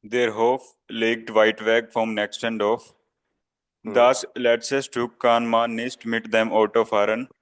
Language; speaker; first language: German; non-native, learner; Hindi